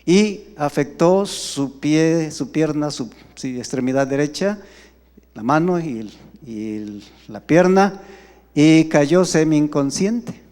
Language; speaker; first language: Spanish; native; Spanish